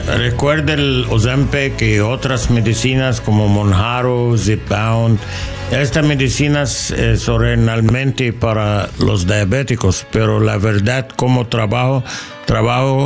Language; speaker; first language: Spanish; non-native, learner; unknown